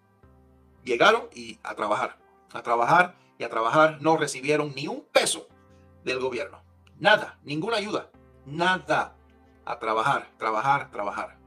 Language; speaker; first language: Spanish; early bilingual, heritage; Spanish